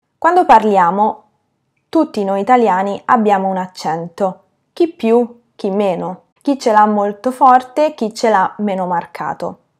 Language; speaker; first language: Italian; native; Italian